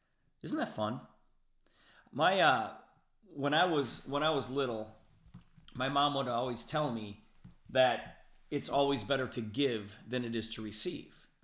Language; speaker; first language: English; native; English